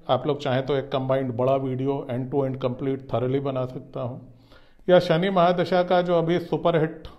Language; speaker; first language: Hindi; native; Hindi